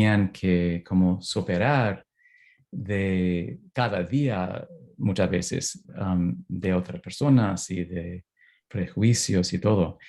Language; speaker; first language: Spanish; non-native, fluent; English